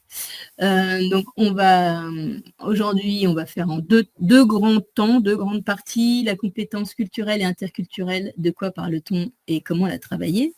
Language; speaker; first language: French; native; French